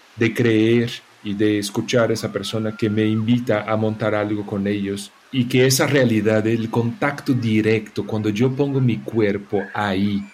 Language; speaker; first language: Spanish; non-native, fluent; Portuguese